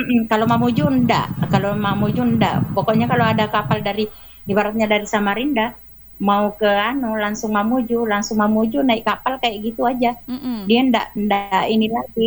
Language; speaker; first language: Indonesian; native; Indonesian